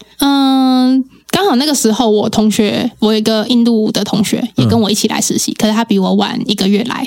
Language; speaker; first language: Chinese; native; Chinese